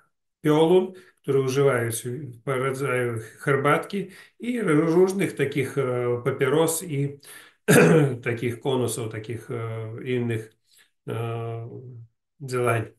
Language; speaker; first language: Polish; non-native, learner; Ukrainian